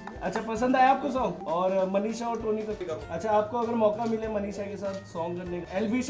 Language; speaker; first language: Hindi; native; Hindi